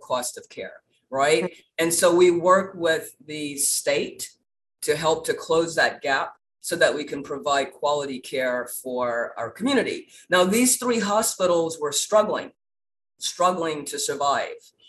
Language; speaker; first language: English; native; English